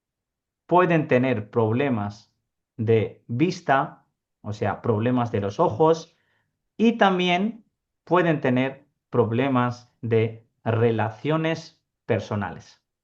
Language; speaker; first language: Spanish; non-native, fluent; Urdu